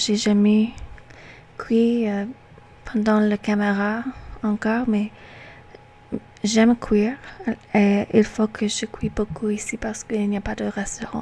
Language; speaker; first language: French; non-native, learner; English